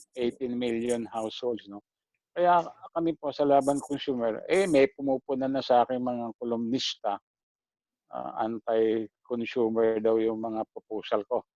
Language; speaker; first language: Filipino; native; Filipino